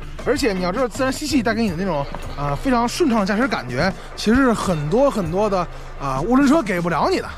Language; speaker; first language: Chinese; native; Chinese